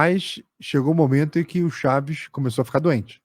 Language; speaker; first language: Portuguese; native; Portuguese